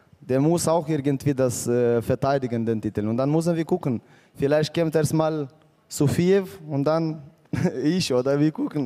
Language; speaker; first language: German; non-native, fluent; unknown